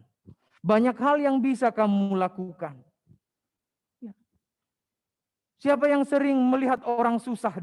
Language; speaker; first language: Indonesian; native; Indonesian